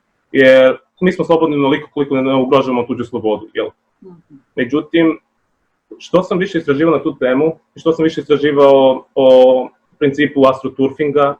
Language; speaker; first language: Bosnian; native; Bosnian